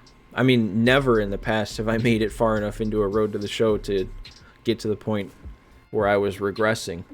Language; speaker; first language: English; native; English